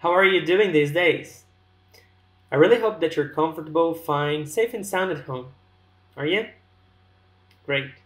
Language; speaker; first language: English; non-native, fluent; Portuguese